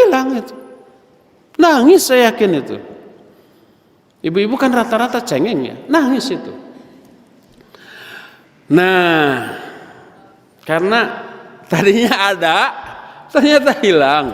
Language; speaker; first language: Indonesian; native; Indonesian